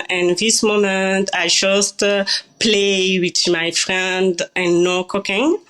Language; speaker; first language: English; non-native, learner; French